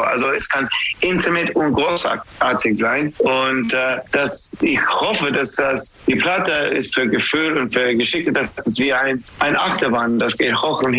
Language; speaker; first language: German; non-native, fluent; English